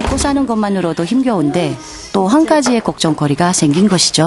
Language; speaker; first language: Korean; native; Korean